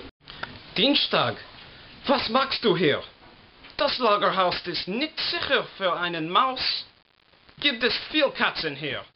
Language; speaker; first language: German; non-native, learner; English